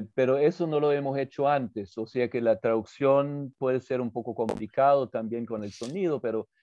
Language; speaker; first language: Spanish; early bilingual, other home language; German